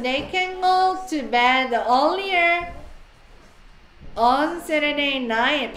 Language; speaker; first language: English; non-native, fluent; Korean